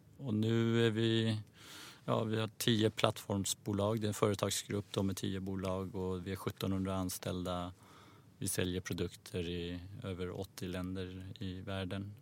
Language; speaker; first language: Swedish; early bilingual, other home language; Persian